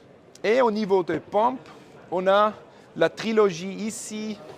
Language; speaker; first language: French; non-native, fluent; German